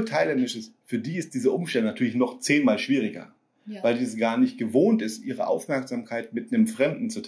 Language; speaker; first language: German; native; German